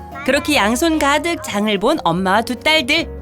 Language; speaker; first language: Korean; native; Korean